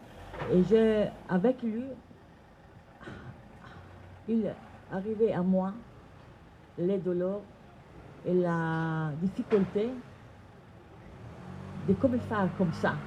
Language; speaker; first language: French; non-native, learner; Italian